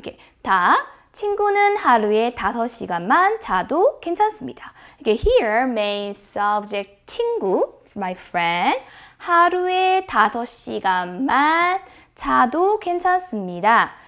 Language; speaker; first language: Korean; non-native, fluent; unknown